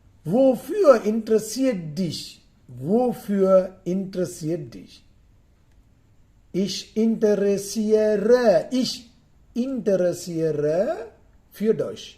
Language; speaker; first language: German; non-native, fluent; Sinhala